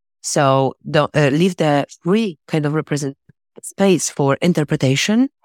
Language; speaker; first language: English; non-native, fluent; Polish